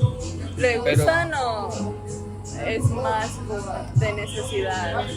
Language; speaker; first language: Spanish; early bilingual, heritage; Spanish